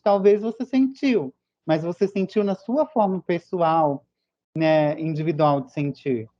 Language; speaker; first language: Portuguese; native; Portuguese